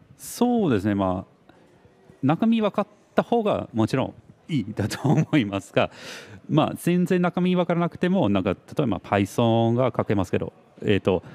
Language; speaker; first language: Japanese; non-native, fluent; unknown